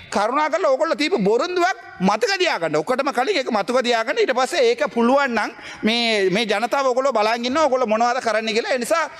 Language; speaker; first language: Sinhala; non-native, local second language; Tamil